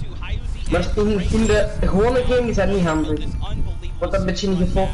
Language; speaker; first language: Dutch; native; Dutch